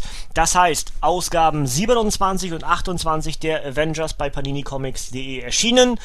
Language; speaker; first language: German; native; German